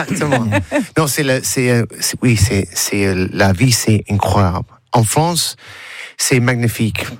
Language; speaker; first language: French; non-native, learner; English